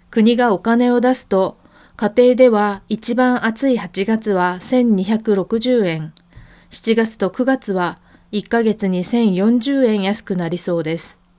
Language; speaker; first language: Japanese; non-native, fluent; Korean